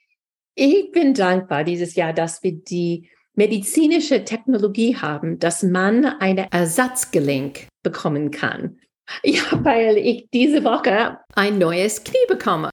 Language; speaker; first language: German; non-native, fluent; English